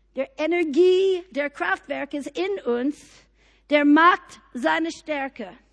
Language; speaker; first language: German; non-native, fluent; English